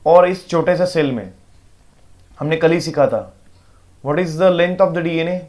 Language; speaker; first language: Hindi; non-native, local second language; Marathi